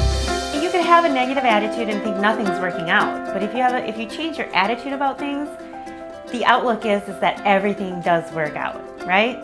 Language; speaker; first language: English; early bilingual, other home language; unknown